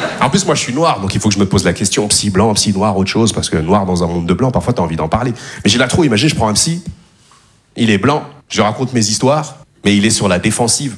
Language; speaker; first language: French; native; French